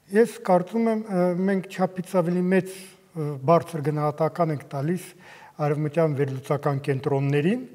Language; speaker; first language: Armenian; native; Armenian